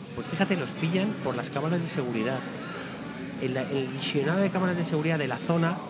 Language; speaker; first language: Spanish; native; Spanish